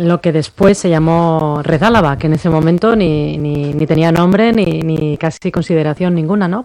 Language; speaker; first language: Spanish; native; Spanish